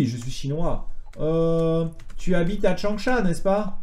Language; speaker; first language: French; native; French